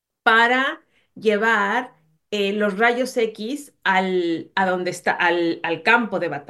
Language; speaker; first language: Spanish; native; Spanish